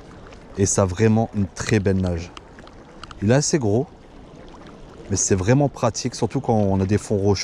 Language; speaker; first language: French; native; French